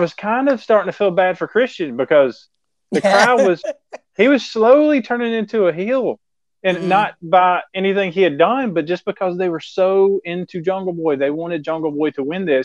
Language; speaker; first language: English; native; English